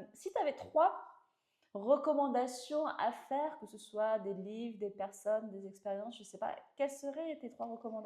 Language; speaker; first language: French; native; French